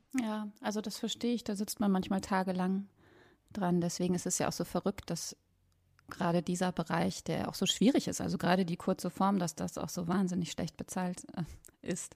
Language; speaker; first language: German; native; German